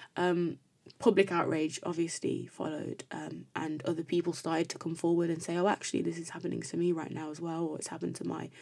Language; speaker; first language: English; native; English